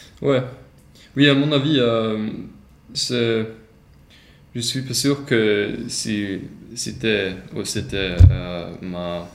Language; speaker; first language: French; non-native, learner; Swedish